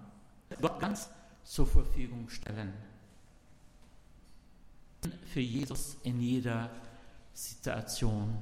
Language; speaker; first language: German; non-native, learner; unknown